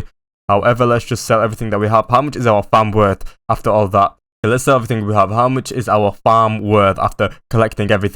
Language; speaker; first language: English; native; English